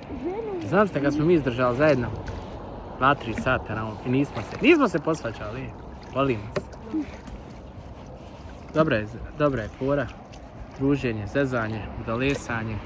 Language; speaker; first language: Bosnian; native; Bosnian